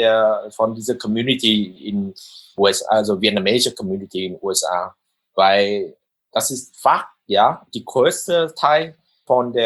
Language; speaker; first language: German; non-native, fluent; Vietnamese